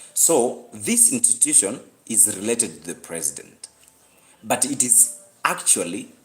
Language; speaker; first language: English; non-native, local second language; Gusii